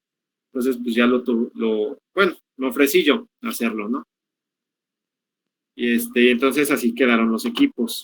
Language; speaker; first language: Spanish; native; Spanish